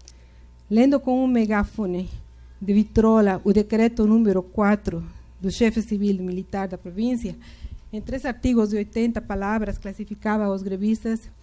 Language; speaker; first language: Portuguese; non-native, fluent; Spanish